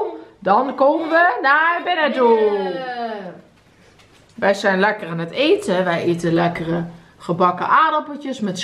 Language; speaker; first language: Dutch; native; Dutch